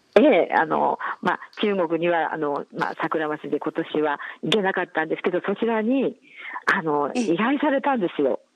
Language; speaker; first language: Japanese; native; Japanese